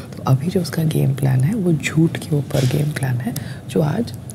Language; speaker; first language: Hindi; native; Hindi